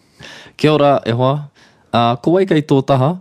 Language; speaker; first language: Māori; non-native, local second language; English